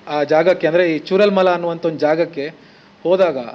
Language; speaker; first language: Kannada; native; Kannada